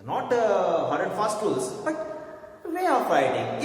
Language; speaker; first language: English; non-native, local second language; Kannada